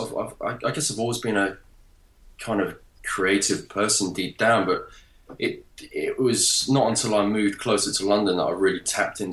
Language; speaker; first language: English; native; English